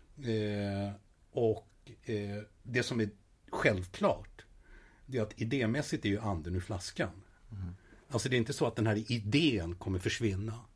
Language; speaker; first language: Swedish; native; Swedish